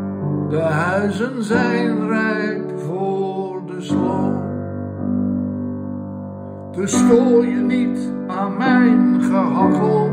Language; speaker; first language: Dutch; native; Dutch